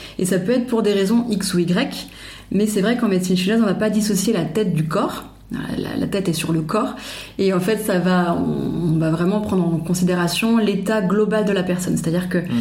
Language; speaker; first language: French; native; French